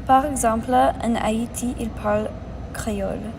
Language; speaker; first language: French; non-native, learner; English